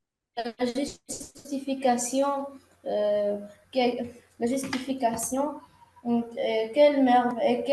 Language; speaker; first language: French; non-native, learner; Arabic